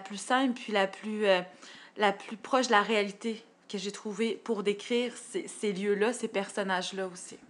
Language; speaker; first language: French; native; French